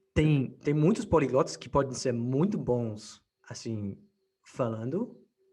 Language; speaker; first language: Portuguese; non-native, fluent; English